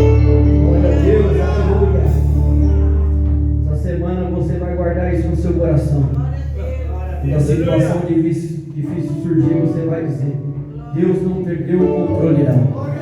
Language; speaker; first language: Portuguese; native; Portuguese